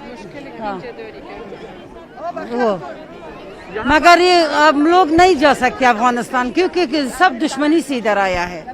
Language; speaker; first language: Hindi; non-native, learner; Persian